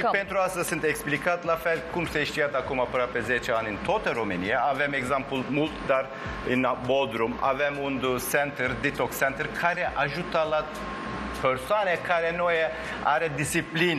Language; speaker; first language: Romanian; non-native, learner; Turkish